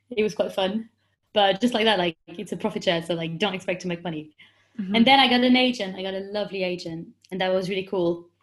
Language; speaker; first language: English; non-native, fluent; French